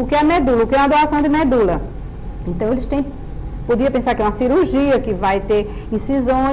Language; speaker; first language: Portuguese; native; Portuguese